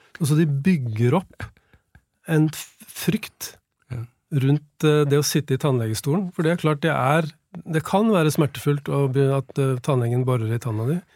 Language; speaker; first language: Norwegian; native; Norwegian